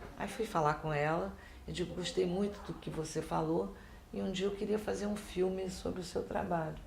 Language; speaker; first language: Portuguese; native; Portuguese